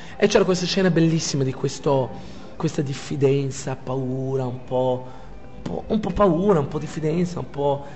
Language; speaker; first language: Italian; non-native, fluent; Arabic